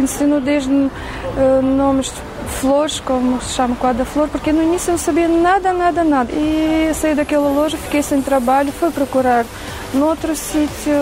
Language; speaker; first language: Portuguese; non-native, fluent; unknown